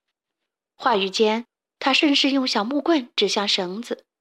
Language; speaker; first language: Chinese; native; Chinese